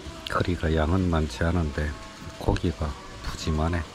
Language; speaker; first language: Korean; native; Korean